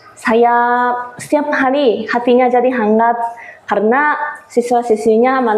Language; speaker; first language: Indonesian; non-native, fluent; Japanese